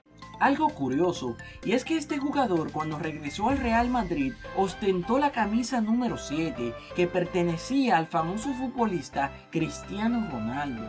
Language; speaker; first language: Spanish; native; Spanish